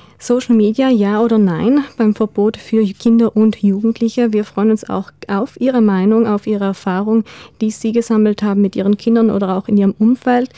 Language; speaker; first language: German; native; German